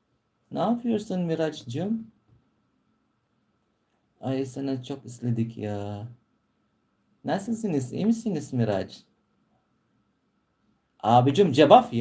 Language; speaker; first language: Turkish; non-native, learner; Filipino